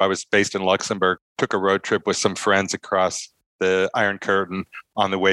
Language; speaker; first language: English; native; English